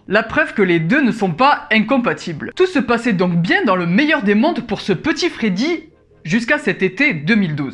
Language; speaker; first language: French; native; French